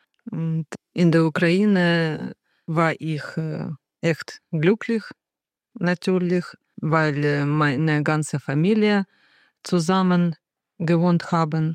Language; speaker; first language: German; non-native, learner; Ukrainian